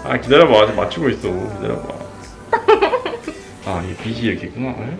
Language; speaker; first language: Korean; native; Korean